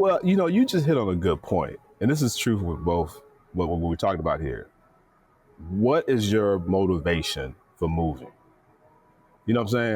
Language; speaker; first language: English; native; English